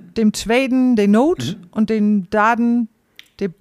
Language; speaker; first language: German; native; German